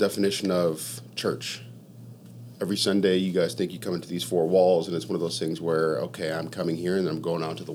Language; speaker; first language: English; native; English